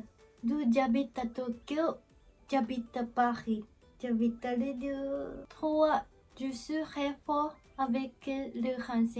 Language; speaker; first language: French; non-native, learner; Japanese